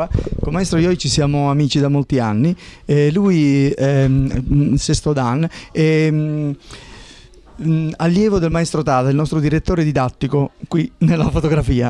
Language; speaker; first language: Italian; native; Italian